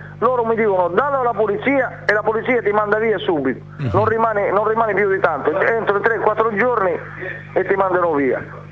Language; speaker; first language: Italian; non-native, fluent; Arabic